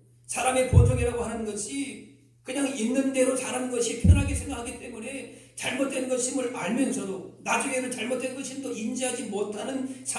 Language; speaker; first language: Korean; native; Korean